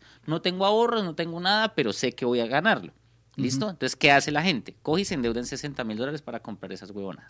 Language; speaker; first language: Spanish; native; Spanish